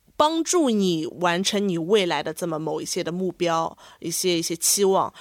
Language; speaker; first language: Chinese; native; Chinese